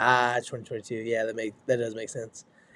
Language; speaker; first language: English; native; English